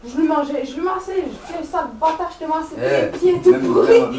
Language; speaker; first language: French; native; French